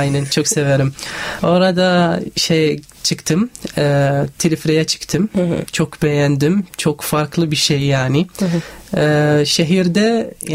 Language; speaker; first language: Turkish; non-native, fluent; Arabic